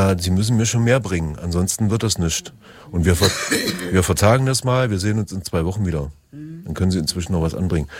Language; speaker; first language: German; native; German